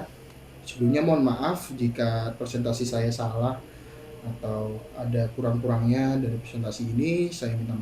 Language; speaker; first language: Indonesian; native; Indonesian